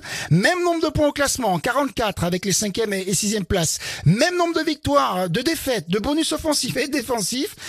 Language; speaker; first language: French; native; French